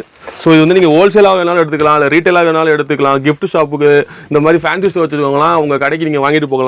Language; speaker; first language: Tamil; native; Tamil